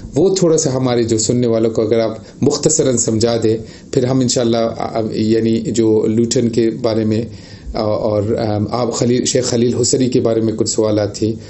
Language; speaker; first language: Urdu; early bilingual, other home language; Punjabi